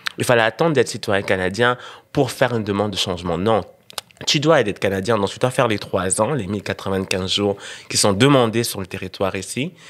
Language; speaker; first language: French; non-native, local second language; Rundi